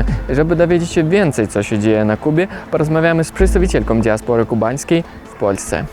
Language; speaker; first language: Polish; native; Polish